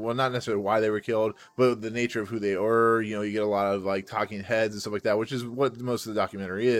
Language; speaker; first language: English; native; English